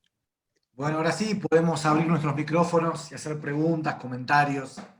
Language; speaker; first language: Spanish; native; Spanish